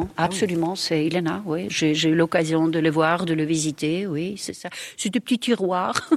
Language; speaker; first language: French; non-native, fluent; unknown